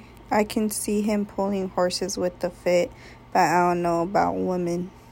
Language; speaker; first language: English; early bilingual, other home language; Spanish